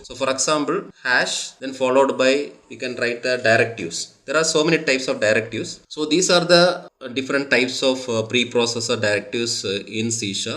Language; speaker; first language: English; non-native, local second language; Tamil